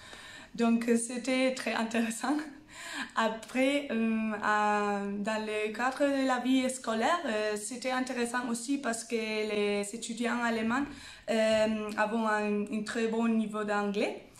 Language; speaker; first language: French; non-native, fluent; Spanish